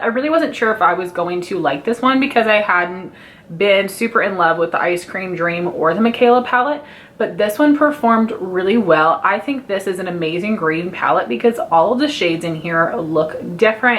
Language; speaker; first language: English; native; English